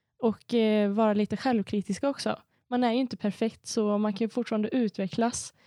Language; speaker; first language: Swedish; native; Swedish